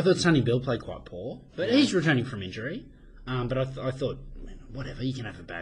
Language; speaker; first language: English; native; English